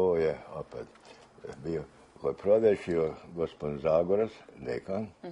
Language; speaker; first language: Serbian; early bilingual, heritage; Croatian